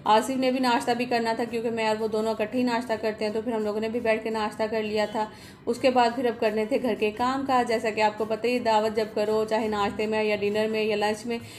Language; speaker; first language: Urdu; native; Urdu